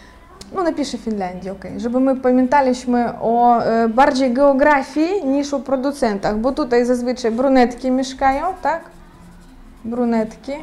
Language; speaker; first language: Polish; non-native, fluent; Ukrainian